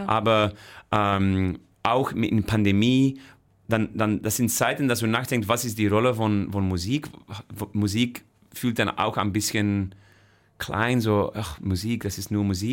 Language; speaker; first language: German; non-native, fluent; Dutch